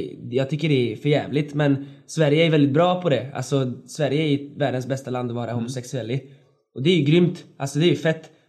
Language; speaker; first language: Swedish; native; Swedish